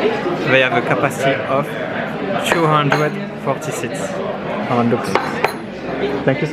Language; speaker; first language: English; non-native, learner; French